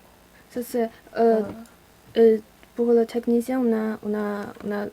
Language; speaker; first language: French; non-native, learner; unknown